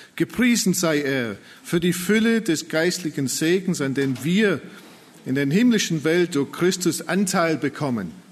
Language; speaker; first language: German; non-native, fluent; English